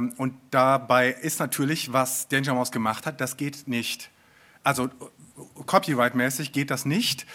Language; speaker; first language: German; native; German